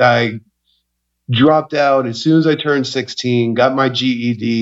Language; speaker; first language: English; native; English